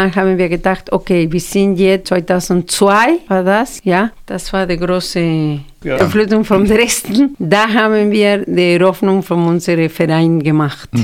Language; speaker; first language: German; non-native, fluent; Spanish